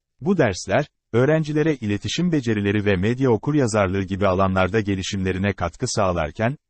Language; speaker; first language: Turkish; native; Turkish